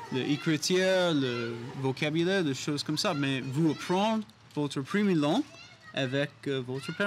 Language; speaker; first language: French; non-native, learner; English